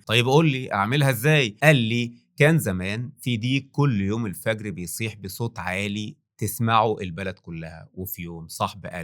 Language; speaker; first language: Arabic; native; Arabic